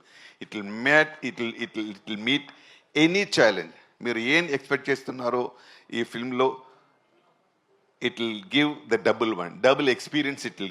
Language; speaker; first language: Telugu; non-native, local second language; Tamil